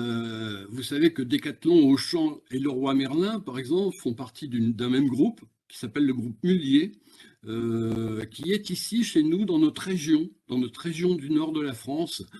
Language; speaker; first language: French; native; French